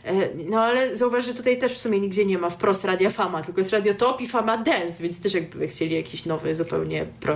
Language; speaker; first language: Polish; native; Polish